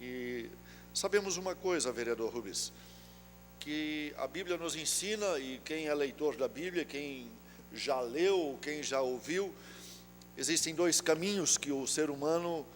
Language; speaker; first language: Portuguese; native; Portuguese